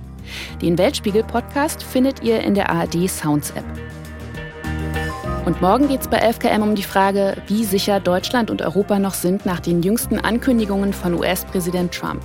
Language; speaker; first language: German; native; German